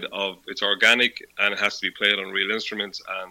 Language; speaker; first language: English; native; English